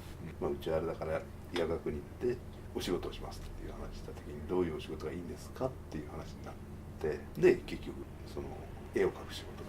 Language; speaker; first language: Japanese; native; Japanese